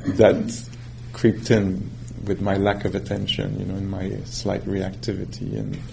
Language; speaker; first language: English; non-native, fluent; French